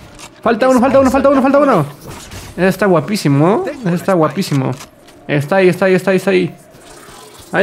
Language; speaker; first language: Spanish; native; Spanish